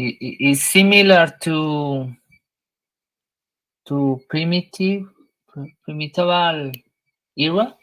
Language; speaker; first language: English; non-native, learner; Spanish